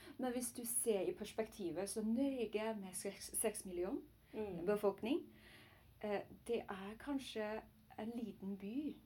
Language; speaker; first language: Norwegian; non-native, learner; Chinese